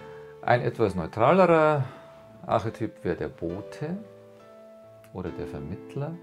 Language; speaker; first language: German; native; German